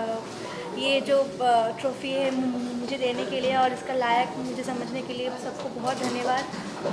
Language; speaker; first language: Hindi; non-native, local second language; Bangla